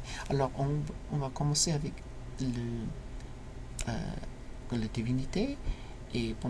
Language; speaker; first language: French; non-native, learner; English